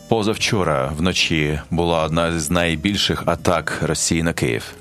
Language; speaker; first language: Ukrainian; native; Ukrainian